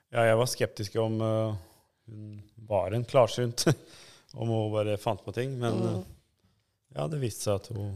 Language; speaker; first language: Norwegian; early bilingual, other home language; Albanian